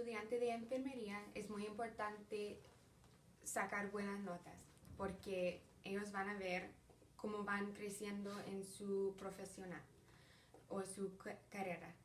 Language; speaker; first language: Spanish; early bilingual, heritage; Spanish